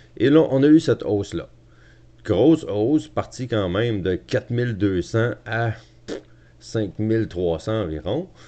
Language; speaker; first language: French; native; French